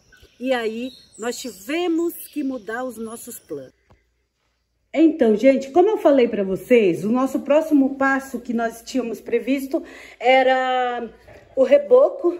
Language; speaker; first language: Portuguese; native; Portuguese